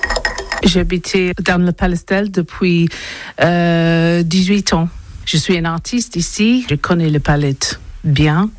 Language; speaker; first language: French; non-native, learner; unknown